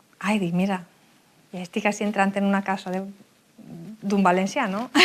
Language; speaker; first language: Catalan; non-native, fluent; Romanian